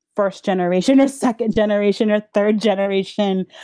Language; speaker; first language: English; early bilingual, other home language; Haitian Creole